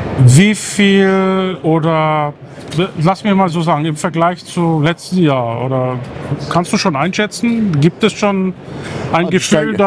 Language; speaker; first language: German; native; German